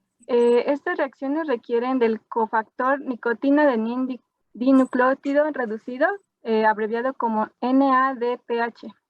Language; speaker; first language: Spanish; native; Spanish